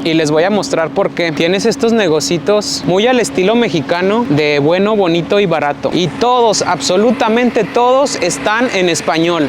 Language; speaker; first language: Spanish; native; Spanish